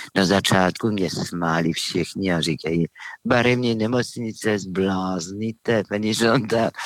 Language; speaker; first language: Czech; non-native, fluent; French